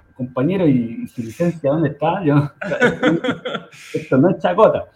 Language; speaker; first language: Spanish; native; Spanish